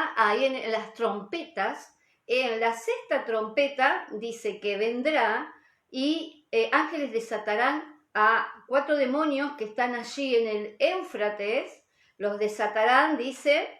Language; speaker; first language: Spanish; native; Spanish